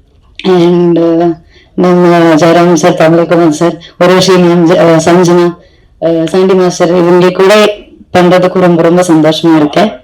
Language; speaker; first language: Tamil; non-native, learner; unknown